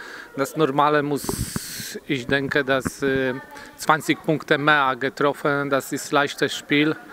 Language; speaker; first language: German; non-native, learner; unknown